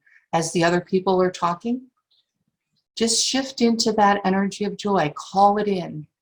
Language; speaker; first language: English; native; English